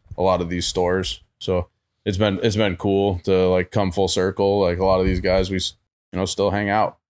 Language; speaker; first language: English; native; English